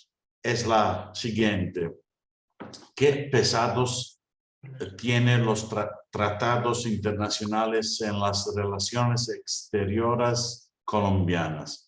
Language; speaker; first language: Spanish; non-native, fluent; Italian